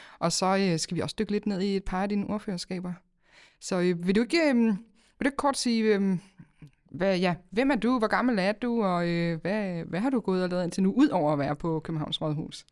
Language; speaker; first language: Danish; native; Danish